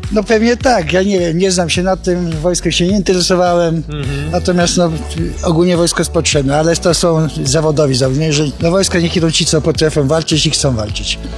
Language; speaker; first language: Polish; native; Polish